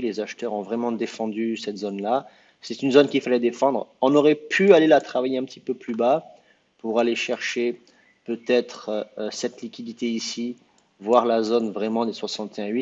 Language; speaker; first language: French; native; French